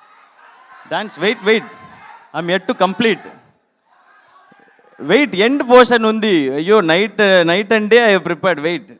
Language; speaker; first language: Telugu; non-native, learner; Tamil